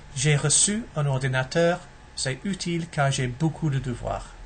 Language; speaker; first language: French; non-native, fluent; English